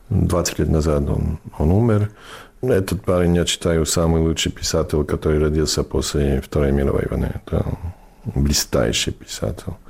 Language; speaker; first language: Russian; non-native, fluent; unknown